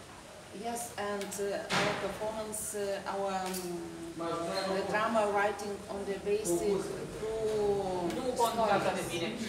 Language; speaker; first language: English; non-native, learner; Lithuanian